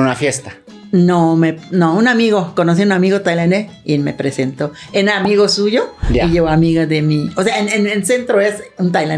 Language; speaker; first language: Spanish; non-native, learner; Thai